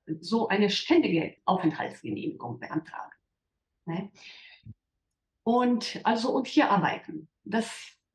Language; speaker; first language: German; non-native, fluent; Slovenian